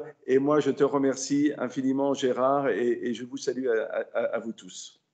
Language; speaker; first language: French; native; French